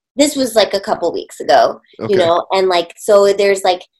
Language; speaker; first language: English; native; English